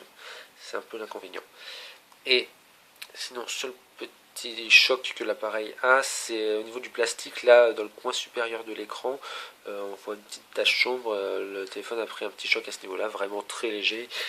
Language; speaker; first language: French; native; French